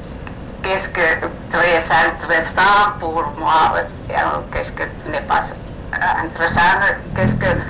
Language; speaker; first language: French; non-native, learner; Finnish